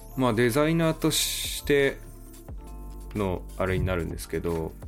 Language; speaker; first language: Japanese; native; Japanese